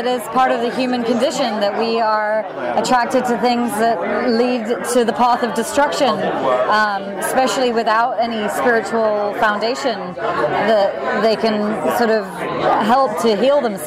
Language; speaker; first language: English; native; English